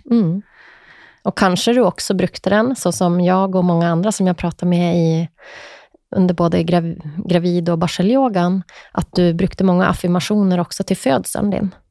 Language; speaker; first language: Swedish; native; Swedish